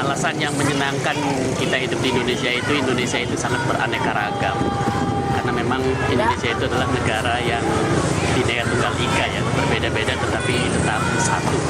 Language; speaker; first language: Indonesian; native; Indonesian